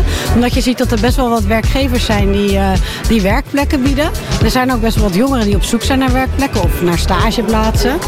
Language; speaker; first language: Dutch; native; Dutch